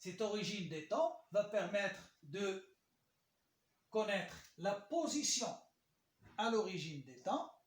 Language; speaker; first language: French; non-native, local second language; Arabic